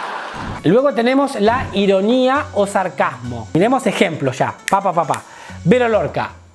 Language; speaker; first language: Spanish; native; Spanish